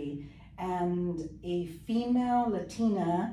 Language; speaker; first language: English; early bilingual, other home language; Spanish